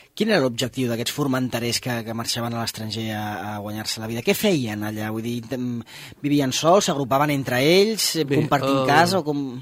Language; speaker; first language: Catalan; native; Catalan